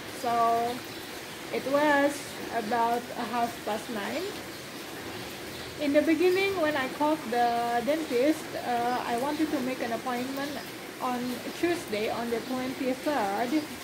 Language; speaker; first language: English; non-native, fluent; Indonesian